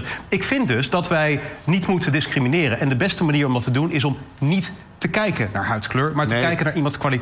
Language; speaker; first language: Dutch; native; Dutch